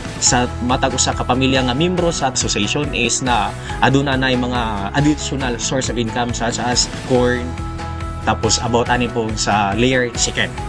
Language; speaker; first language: Cebuano; non-native, local second language; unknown